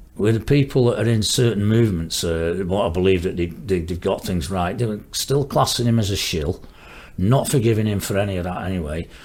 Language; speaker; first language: English; native; English